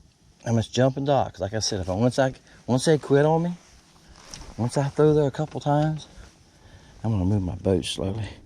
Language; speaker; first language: English; native; English